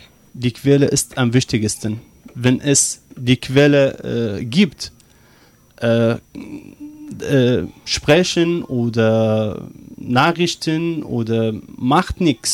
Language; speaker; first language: German; non-native, learner; Arabic